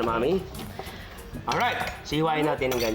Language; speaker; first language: Filipino; native; Filipino